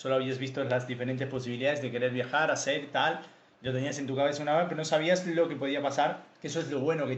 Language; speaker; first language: Spanish; native; Spanish